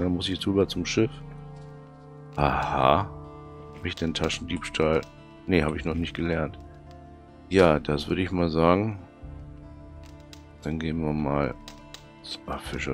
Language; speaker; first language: German; native; German